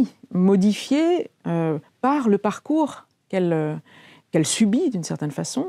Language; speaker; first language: French; native; French